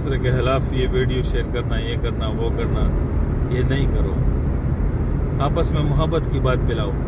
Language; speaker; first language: Hindi; non-native, local second language; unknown